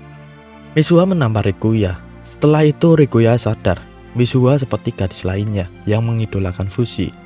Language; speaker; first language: Indonesian; native; Indonesian